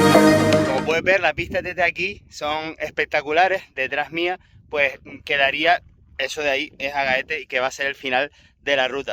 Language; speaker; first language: Spanish; native; Spanish